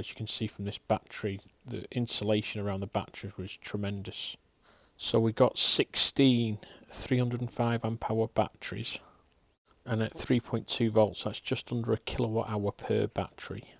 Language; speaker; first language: English; native; English